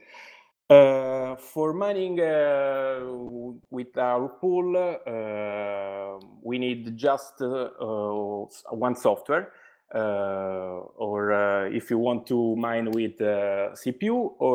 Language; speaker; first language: English; non-native, learner; Italian